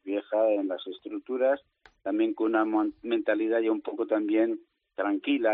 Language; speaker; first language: Spanish; native; Spanish